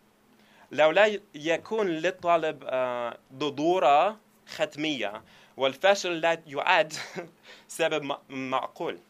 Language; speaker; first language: Arabic; non-native, fluent; English